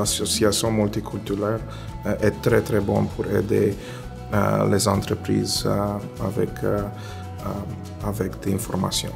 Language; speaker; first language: French; non-native, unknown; Romanian